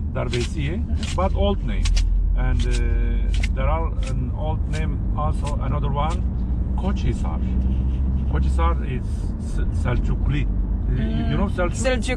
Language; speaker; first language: English; non-native, learner; Turkish